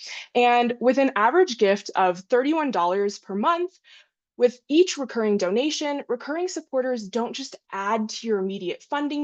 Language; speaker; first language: English; native; English